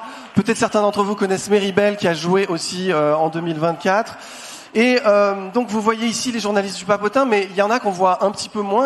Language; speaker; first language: French; native; French